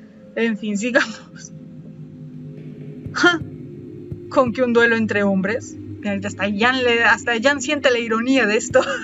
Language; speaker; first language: Spanish; native; Spanish